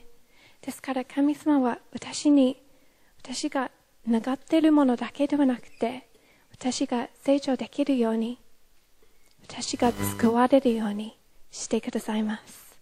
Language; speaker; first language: Japanese; non-native, fluent; English